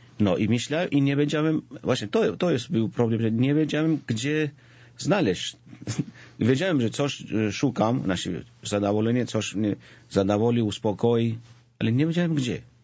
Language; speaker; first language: Polish; non-native, fluent; Georgian